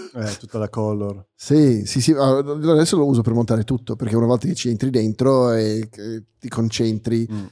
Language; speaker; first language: Italian; early bilingual, heritage; Italian